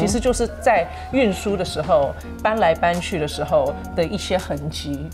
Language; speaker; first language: Chinese; native; Chinese